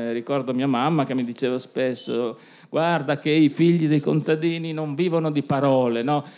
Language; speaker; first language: Italian; native; Italian